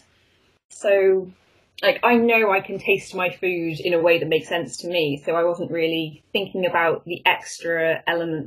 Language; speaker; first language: English; native; English